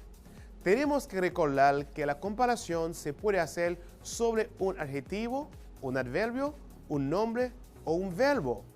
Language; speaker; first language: Spanish; non-native, fluent; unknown